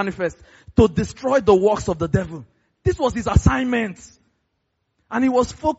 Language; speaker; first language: English; non-native, local second language; Yoruba